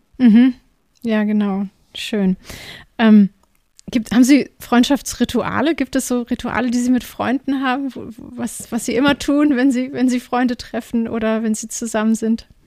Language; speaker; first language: German; native; German